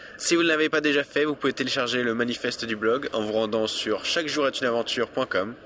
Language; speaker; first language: French; native; French